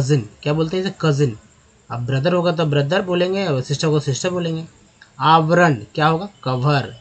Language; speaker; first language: Hindi; native; Hindi